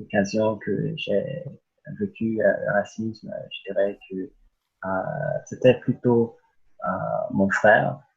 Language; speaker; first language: French; early bilingual, other home language; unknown